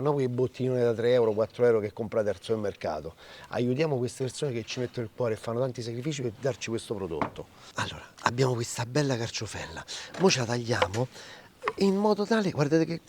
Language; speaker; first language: Italian; native; Italian